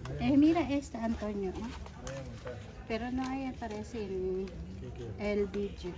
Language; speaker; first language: Spanish; non-native, learner; Filipino